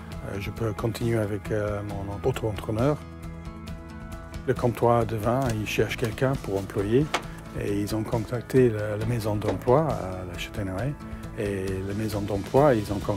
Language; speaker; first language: French; non-native, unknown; English